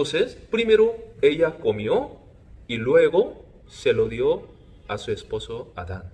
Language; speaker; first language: Spanish; non-native, fluent; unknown